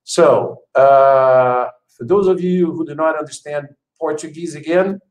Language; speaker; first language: English; non-native, fluent; Portuguese